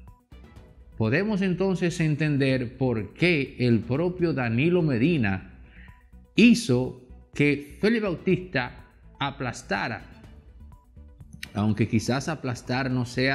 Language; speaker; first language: Spanish; native; Spanish